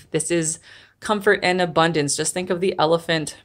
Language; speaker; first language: English; native; English